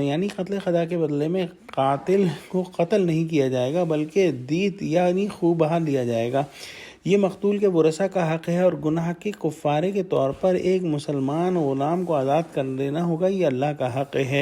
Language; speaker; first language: Urdu; native; Urdu